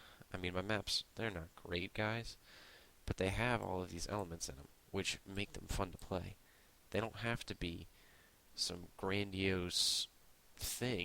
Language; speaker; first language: English; native; English